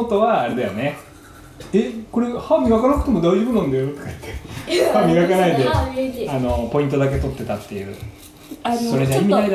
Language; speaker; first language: Japanese; native; Japanese